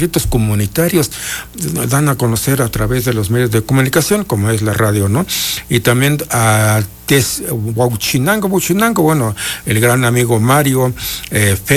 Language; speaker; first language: Spanish; non-native, local second language; Mixtepec Mixtec